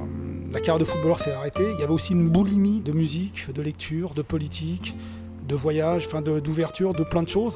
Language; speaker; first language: French; non-native, local second language; Portuguese